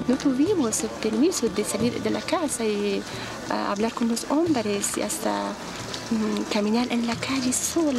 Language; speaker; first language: Spanish; non-native, fluent; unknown